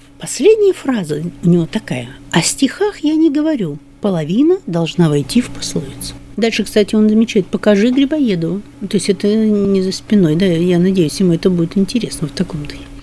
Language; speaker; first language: Russian; native; Russian